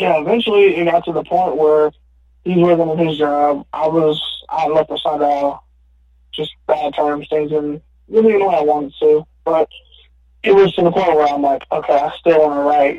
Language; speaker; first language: English; native; English